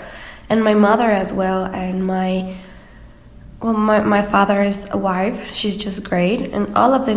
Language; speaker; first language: English; non-native, fluent; Spanish